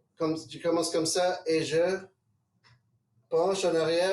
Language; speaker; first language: French; non-native, local second language; English